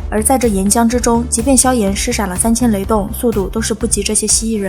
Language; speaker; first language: Chinese; native; Chinese